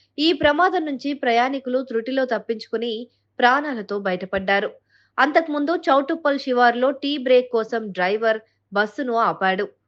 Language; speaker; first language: Telugu; native; Telugu